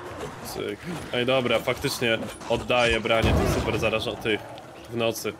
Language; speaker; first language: Polish; native; Polish